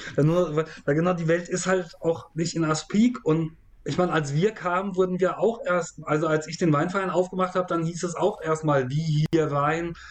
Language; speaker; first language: German; native; German